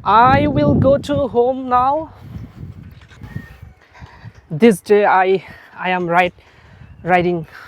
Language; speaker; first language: English; non-native, learner; Bangla